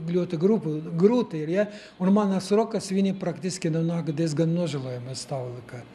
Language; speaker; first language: Latvian; non-native, local second language; Russian